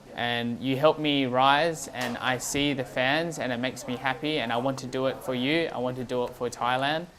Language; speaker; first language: English; native; English